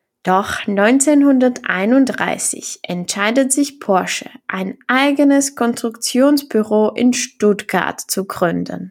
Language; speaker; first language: German; non-native, fluent; Czech